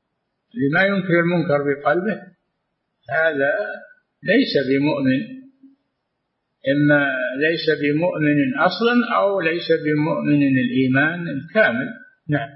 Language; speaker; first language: Arabic; native; Arabic